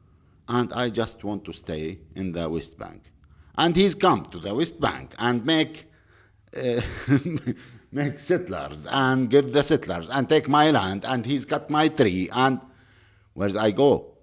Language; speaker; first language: English; non-native, learner; Arabic